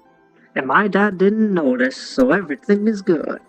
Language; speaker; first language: English; native; English